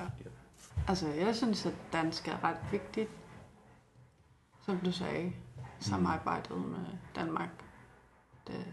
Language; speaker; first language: Danish; non-native, local second language; Kalaallisut